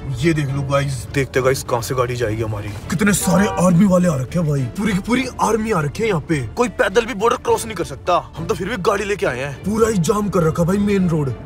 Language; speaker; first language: Hindi; native; Hindi